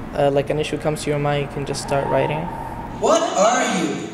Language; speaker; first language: English; non-native, fluent; Kurdish